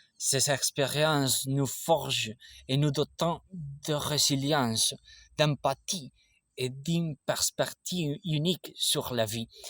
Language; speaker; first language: French; non-native, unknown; Spanish